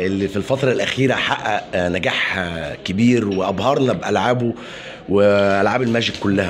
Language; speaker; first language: Arabic; native; Arabic